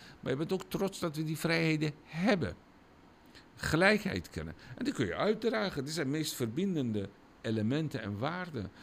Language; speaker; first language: Dutch; non-native, fluent; Persian